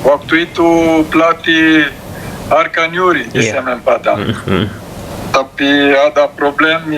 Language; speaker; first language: Indonesian; non-native, learner; Romanian